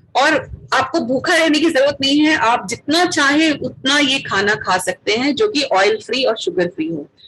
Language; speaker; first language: Hindi; native; Hindi